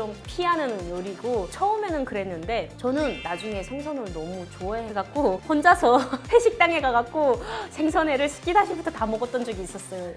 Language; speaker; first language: Korean; native; Korean